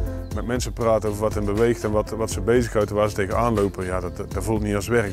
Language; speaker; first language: Dutch; native; Dutch